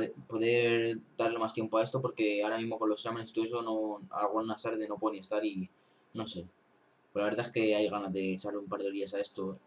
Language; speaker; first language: Spanish; native; Spanish